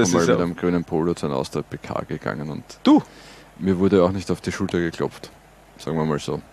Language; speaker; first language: German; native; German